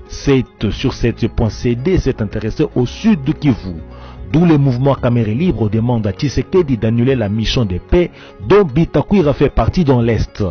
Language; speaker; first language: French; native; French